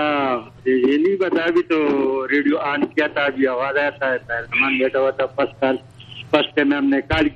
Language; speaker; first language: Hindi; non-native, local second language; Pashto